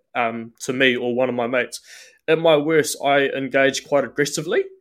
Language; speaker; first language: English; native; English